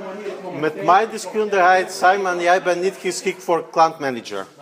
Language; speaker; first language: Dutch; non-native, fluent; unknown